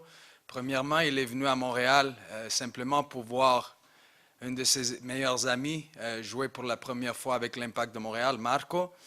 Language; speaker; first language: French; non-native, local second language; English